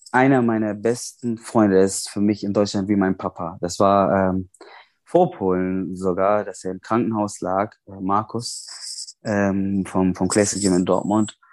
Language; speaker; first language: German; non-native, fluent; Arabic